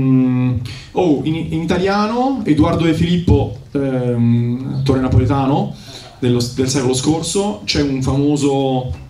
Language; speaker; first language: Italian; native; Italian